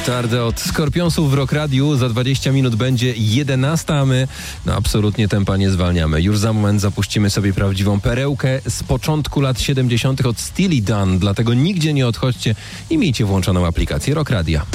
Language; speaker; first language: Polish; native; Polish